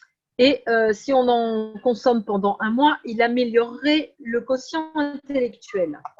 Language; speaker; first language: French; native; French